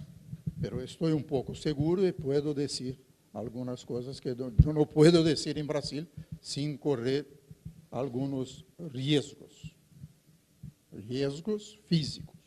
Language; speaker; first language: Spanish; non-native, fluent; Portuguese